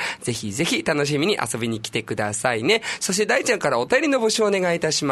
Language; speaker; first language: Japanese; native; Japanese